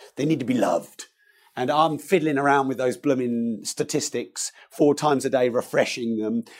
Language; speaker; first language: English; native; English